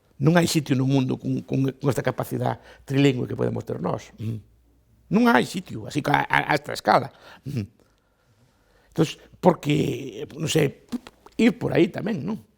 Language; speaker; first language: Galician; native; Galician